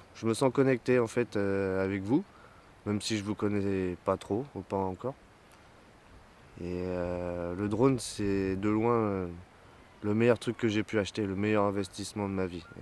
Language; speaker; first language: French; native; French